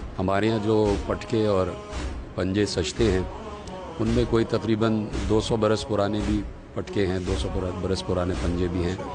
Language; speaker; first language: Urdu; native; Urdu